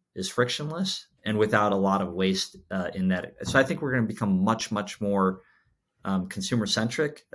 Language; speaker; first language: English; native; English